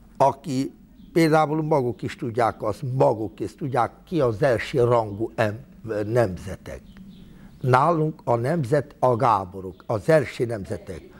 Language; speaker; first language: Hungarian; non-native, local second language; Romany